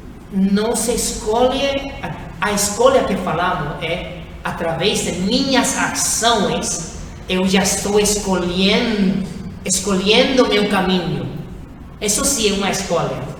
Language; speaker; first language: Portuguese; non-native, fluent; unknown